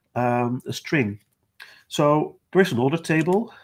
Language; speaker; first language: English; non-native, fluent; Dutch